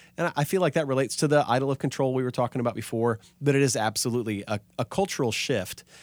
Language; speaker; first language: English; native; English